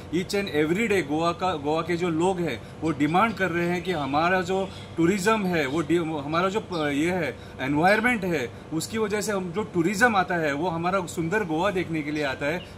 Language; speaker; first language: Hindi; non-native, local second language; Konkani